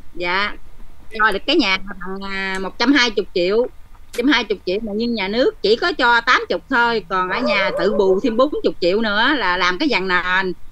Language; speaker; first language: Vietnamese; native; Vietnamese